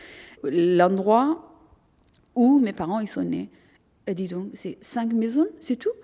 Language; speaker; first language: French; non-native, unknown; Persian